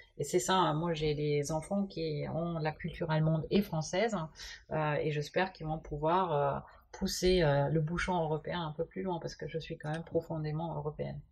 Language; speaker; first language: French; non-native, fluent; German